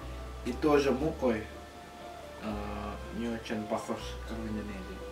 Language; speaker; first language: Russian; non-native, learner; Indonesian